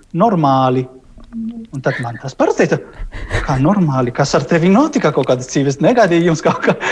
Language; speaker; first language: Latvian; non-native, learner; Spanish